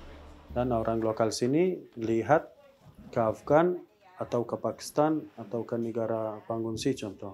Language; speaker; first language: Indonesian; non-native, learner; Persian